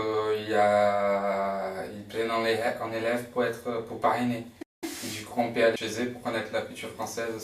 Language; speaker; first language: French; non-native, fluent; Portuguese